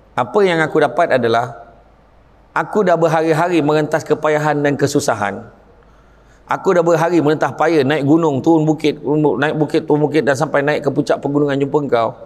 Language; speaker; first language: Malay; native; Malay